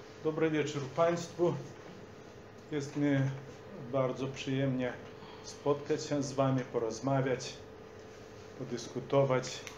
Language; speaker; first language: Polish; non-native, fluent; Belarusian